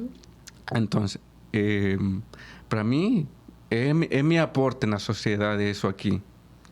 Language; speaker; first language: Portuguese; non-native, fluent; Spanish